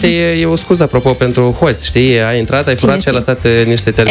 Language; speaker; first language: Romanian; native; Romanian